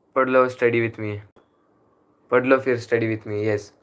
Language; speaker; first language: Hindi; non-native, local second language; Marathi